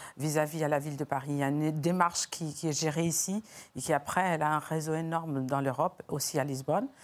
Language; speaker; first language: French; non-native, fluent; Portuguese